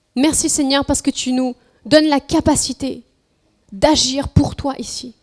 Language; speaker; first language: French; non-native, fluent; Spanish